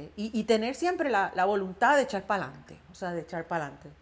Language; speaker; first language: Spanish; native; Spanish